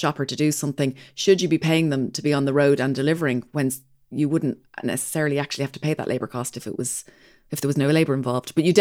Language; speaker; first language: English; native; English